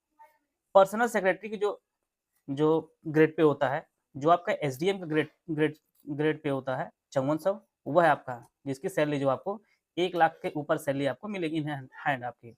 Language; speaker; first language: Hindi; native; Hindi